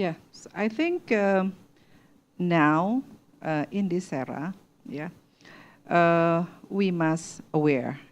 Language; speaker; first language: English; non-native, learner; Indonesian